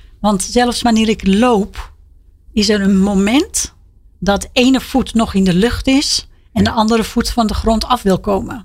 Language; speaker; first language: Dutch; non-native, fluent; Persian